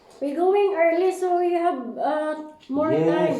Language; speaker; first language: English; non-native, learner; Filipino